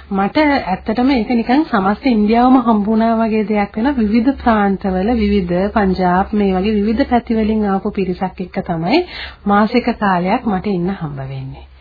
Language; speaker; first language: Sinhala; native; Sinhala